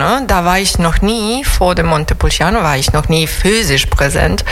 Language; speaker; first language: German; non-native, fluent; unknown